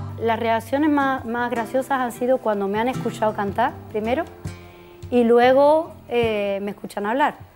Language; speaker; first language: Spanish; native; Spanish